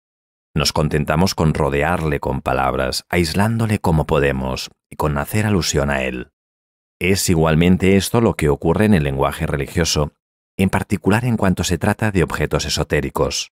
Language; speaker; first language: Spanish; native; Spanish